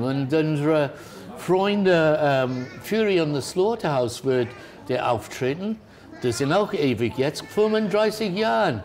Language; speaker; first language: German; non-native, learner; English